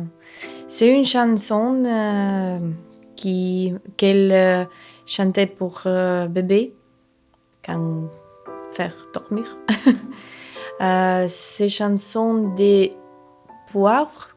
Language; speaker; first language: French; non-native, learner; Ukrainian